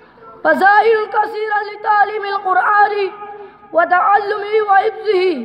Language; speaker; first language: Arabic; non-native, learner; Urdu